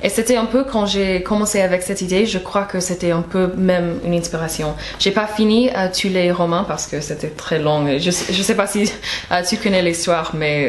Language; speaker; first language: French; non-native, fluent; English